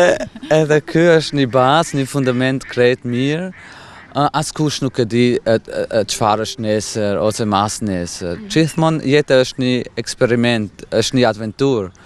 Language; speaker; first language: Albanian; non-native, fluent; German